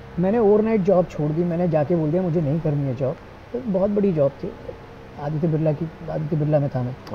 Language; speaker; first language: Hindi; non-native, local second language; Gujarati